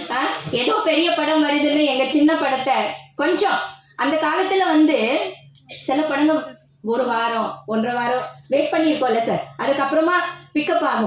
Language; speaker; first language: Tamil; non-native, fluent; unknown